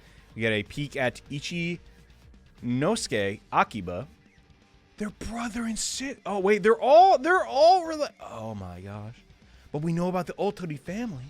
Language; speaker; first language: English; native; English